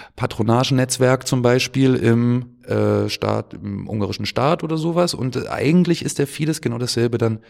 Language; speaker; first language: German; native; German